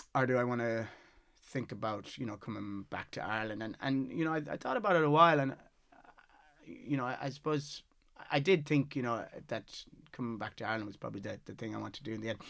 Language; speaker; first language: English; native; English